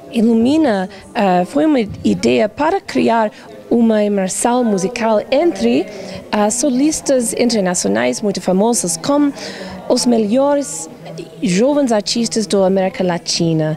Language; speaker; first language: Portuguese; non-native, learner; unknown